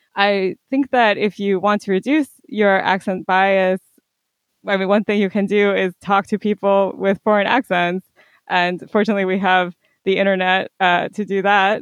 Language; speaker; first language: English; native; English